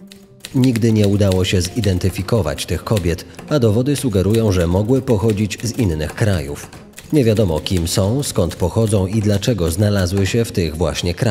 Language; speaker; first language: Polish; native; Polish